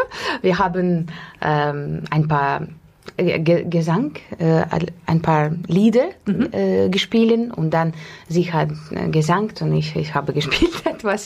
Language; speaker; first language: German; non-native, fluent; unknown